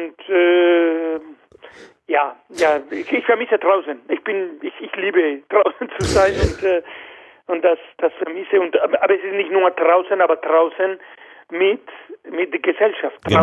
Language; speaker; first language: German; non-native, fluent; Spanish